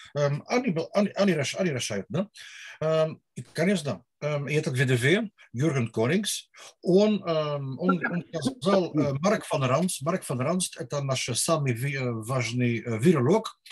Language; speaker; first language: Russian; non-native, learner; Dutch